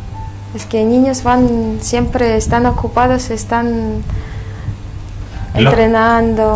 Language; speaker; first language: Spanish; non-native, fluent; Russian